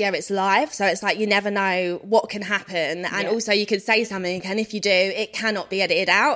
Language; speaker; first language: English; native; English